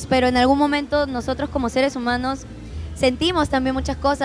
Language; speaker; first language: Spanish; native; Spanish